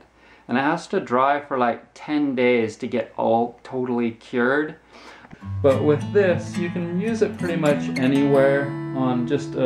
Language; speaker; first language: English; native; English